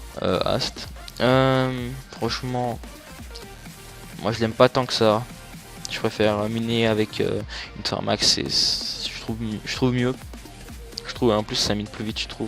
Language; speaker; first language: French; native; French